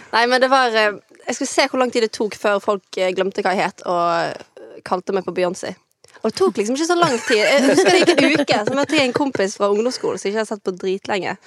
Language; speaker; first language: Norwegian; native; Norwegian